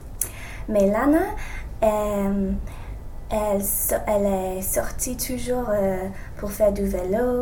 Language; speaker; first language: French; non-native, learner; English